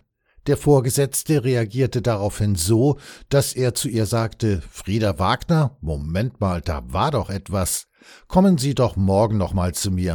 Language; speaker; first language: German; native; German